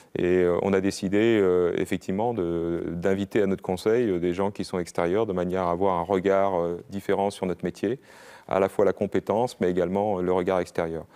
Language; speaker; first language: French; native; French